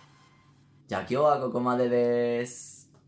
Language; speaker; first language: Japanese; non-native, learner; Spanish